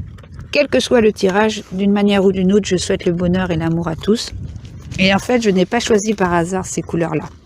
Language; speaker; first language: French; native; French